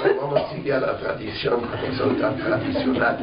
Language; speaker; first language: Spanish; non-native, fluent; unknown